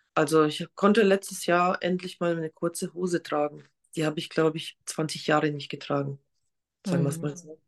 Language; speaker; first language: German; non-native, fluent; Polish